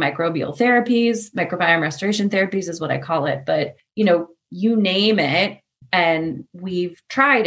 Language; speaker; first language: English; native; English